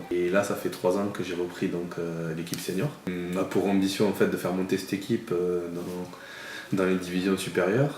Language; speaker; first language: French; native; French